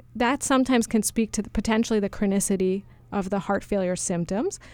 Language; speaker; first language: English; native; English